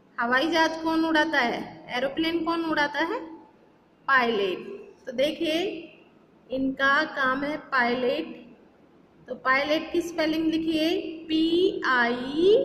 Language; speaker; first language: Hindi; native; Hindi